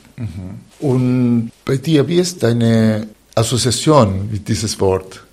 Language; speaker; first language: German; non-native, fluent; Spanish